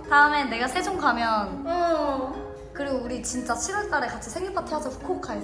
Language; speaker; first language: Korean; non-native, learner; Japanese